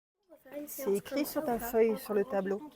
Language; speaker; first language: French; native; French